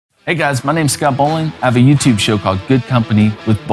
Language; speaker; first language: English; native; English